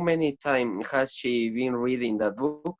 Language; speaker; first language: English; non-native, learner; Spanish